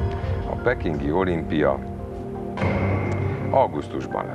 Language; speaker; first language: Hungarian; native; Hungarian